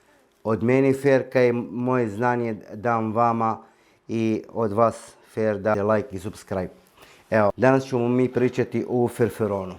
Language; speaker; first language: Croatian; non-native, fluent; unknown